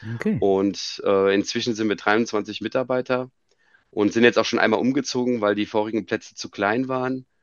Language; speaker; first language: German; native; German